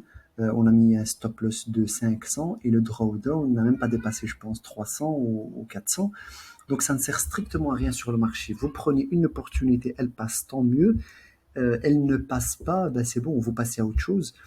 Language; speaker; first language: French; native; French